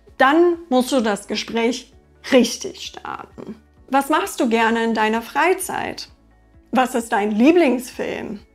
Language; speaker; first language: German; non-native, fluent; English